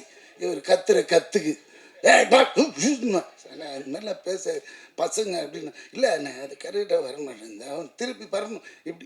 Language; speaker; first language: Tamil; native; Tamil